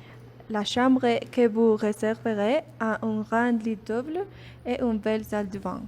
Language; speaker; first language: French; non-native, learner; Spanish